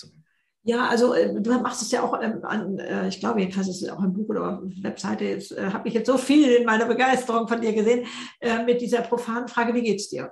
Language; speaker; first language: German; native; German